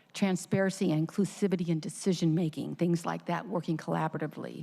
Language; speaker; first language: English; native; English